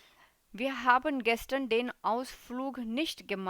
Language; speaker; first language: German; non-native, fluent; Hindi